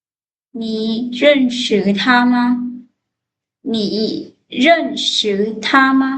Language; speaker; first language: Chinese; non-native, fluent; Lao